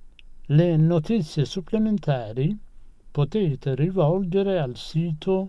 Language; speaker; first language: Italian; non-native, fluent; Persian